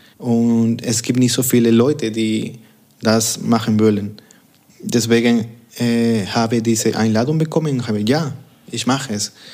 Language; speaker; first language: German; non-native, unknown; Spanish